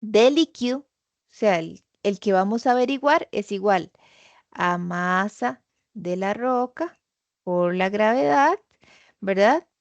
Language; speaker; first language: Spanish; native; Spanish